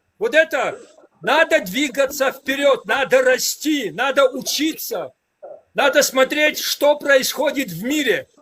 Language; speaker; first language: Russian; non-native, local second language; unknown